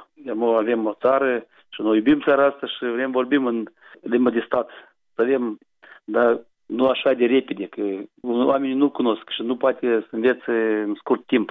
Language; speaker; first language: Romanian; non-native, local second language; Gagauz